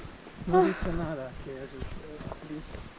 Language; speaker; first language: Spanish; non-native, learner; Croatian